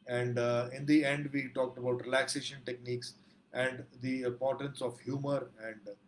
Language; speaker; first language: English; non-native, local second language; Punjabi